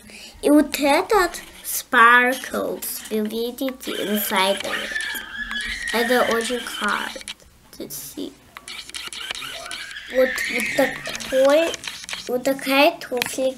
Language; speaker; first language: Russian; early bilingual, heritage; Russian